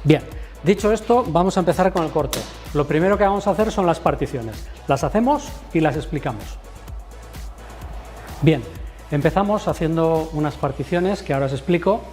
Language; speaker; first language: Spanish; native; Spanish